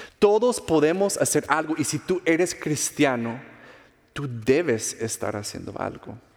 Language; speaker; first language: Spanish; non-native, fluent; English